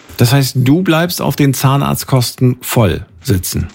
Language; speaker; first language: German; native; German